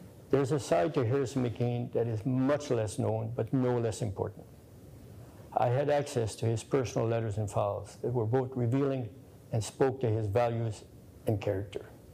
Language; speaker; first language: English; native; English